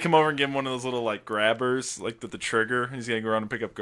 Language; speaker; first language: English; native; English